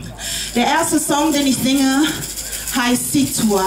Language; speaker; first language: German; non-native, fluent; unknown